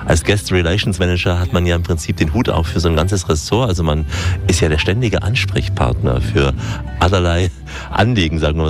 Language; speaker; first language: German; native; German